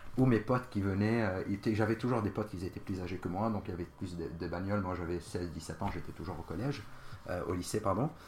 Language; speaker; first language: French; non-native, local second language; Arabic